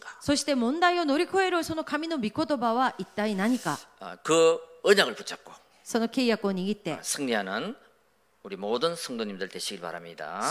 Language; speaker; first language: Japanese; non-native, fluent; Korean